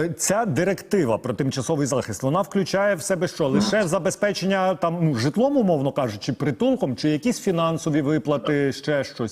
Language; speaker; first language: Ukrainian; native; Ukrainian